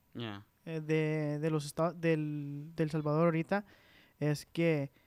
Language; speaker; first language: Spanish; early bilingual, heritage; Spanish